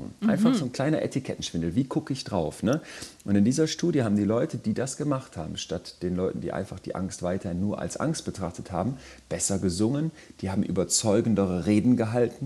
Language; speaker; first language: German; native; German